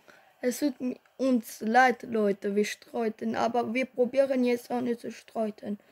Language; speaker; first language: German; non-native, learner; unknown